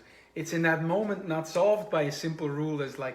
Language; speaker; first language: English; non-native, fluent; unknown